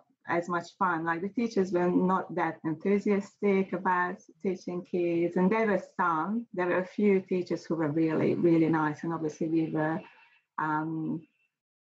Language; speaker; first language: English; non-native, fluent; Hungarian